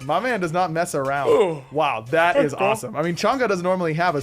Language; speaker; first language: English; native; English